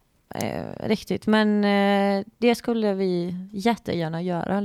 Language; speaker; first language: Swedish; non-native, fluent; Greek